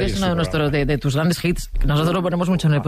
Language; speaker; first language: Spanish; native; Spanish